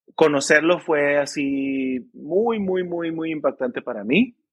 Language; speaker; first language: Spanish; native; Spanish